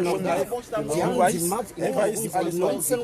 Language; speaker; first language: German; non-native, learner; French